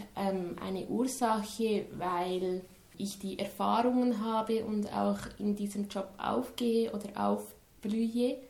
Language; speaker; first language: German; native; German